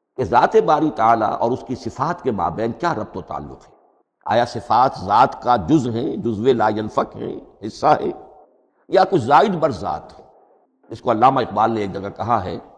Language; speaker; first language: Urdu; native; Urdu